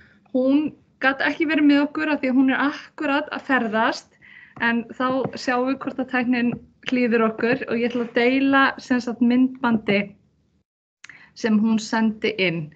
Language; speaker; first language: Icelandic; native; Icelandic